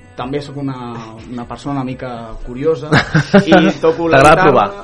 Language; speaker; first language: Catalan; native; Catalan